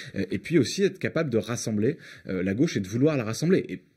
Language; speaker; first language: French; native; French